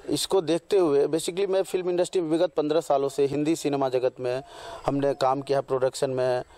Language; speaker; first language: Hindi; non-native, local second language; Maithili